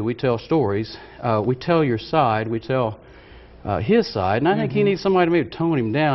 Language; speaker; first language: English; native; English